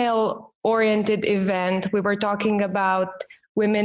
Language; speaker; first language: English; non-native, fluent; Romanian